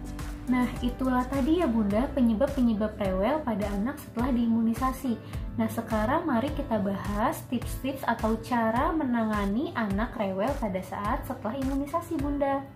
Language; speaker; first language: Indonesian; native; Indonesian